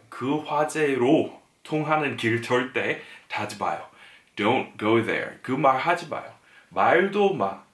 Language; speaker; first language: Korean; non-native, fluent; English